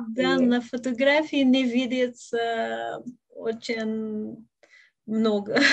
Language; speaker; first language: Russian; non-native, learner; Bulgarian